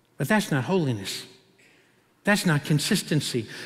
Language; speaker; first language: English; native; English